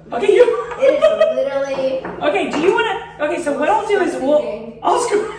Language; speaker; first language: English; native; English